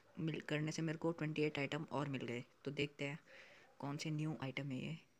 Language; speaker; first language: Hindi; native; Hindi